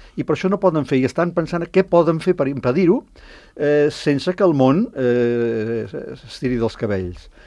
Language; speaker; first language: Catalan; native; Catalan